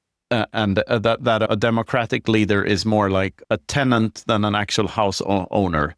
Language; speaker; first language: English; non-native, fluent; Swedish